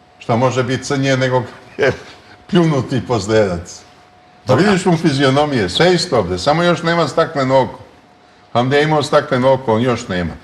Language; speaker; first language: Bosnian; native; Bosnian